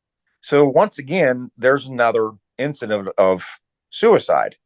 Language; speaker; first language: English; native; English